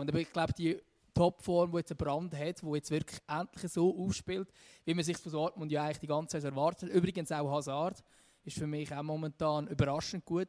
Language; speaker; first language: German; native; German